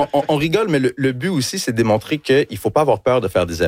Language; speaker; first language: French; early bilingual, other home language; English